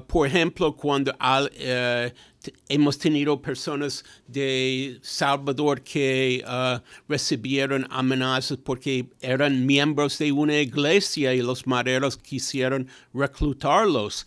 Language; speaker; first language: Spanish; non-native, fluent; English